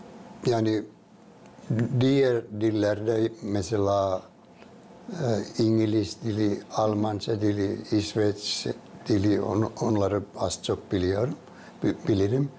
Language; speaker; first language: Turkish; non-native, fluent; Finnish